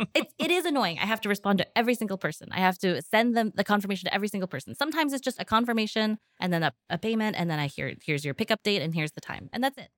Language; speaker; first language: English; native; English